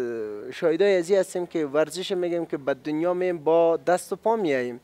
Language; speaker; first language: Persian; native; Persian